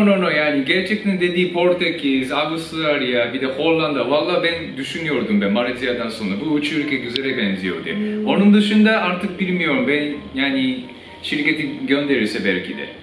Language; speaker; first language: Turkish; non-native, fluent; Japanese